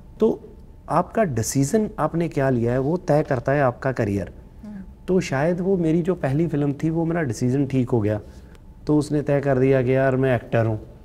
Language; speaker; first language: Hindi; non-native, local second language; Punjabi